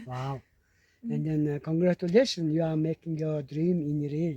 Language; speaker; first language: English; non-native, learner; Mongolian